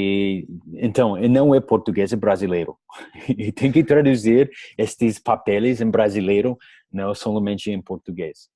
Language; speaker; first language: Portuguese; non-native, learner; English